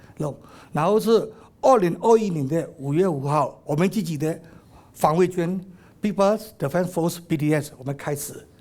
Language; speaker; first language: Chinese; non-native, fluent; Burmese